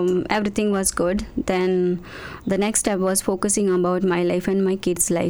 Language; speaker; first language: English; non-native, local second language; Gujarati